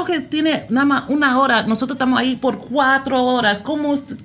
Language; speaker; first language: Spanish; early bilingual, heritage; Spanish